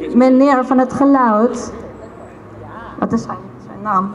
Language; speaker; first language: Dutch; non-native, fluent; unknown